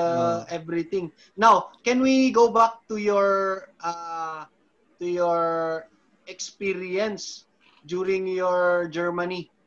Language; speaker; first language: English; non-native, local second language; Filipino